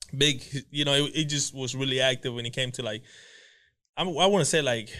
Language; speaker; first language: English; early bilingual, other home language; Spanish